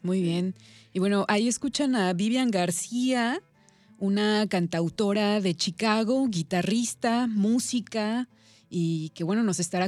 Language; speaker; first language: Spanish; native; Spanish